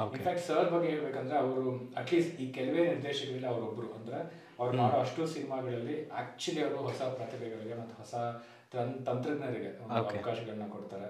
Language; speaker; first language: Kannada; native; Kannada